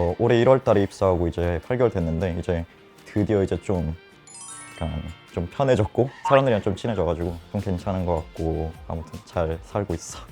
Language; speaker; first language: Korean; early bilingual, heritage; Korean